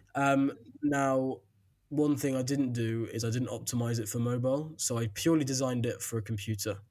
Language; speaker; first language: English; native; English